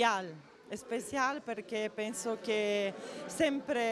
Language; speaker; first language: Italian; non-native, fluent; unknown